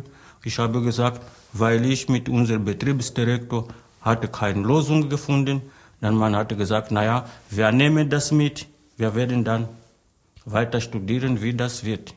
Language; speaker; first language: German; non-native, learner; Portuguese